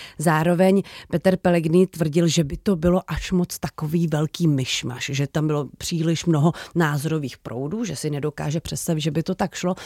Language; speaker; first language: Czech; native; Czech